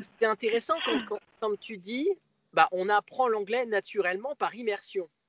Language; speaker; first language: French; native; French